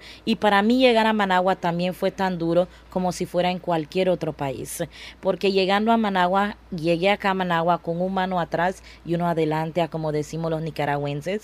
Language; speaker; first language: Spanish; non-native, local second language; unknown